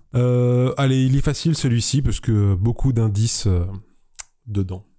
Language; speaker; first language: French; native; French